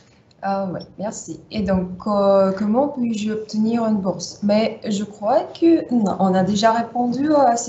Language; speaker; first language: French; non-native, fluent; Russian